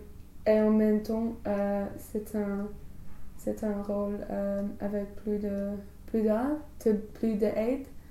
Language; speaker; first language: French; non-native, learner; English